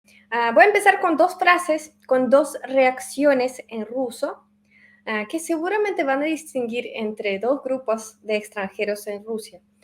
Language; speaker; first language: Spanish; non-native, fluent; Russian